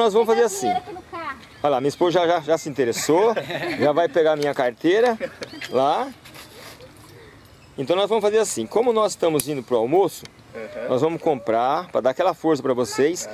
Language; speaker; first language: Portuguese; native; Portuguese